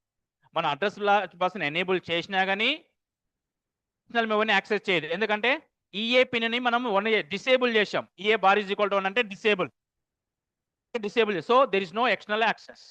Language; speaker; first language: Telugu; native; Telugu